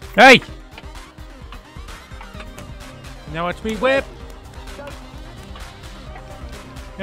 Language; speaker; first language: English; native; English